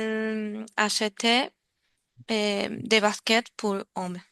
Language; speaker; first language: French; non-native, learner; Spanish